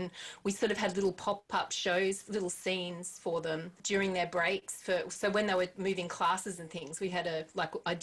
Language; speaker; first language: English; native; English